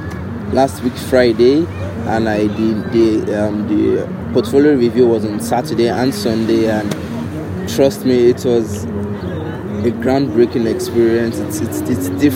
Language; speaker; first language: English; non-native, local second language; Yoruba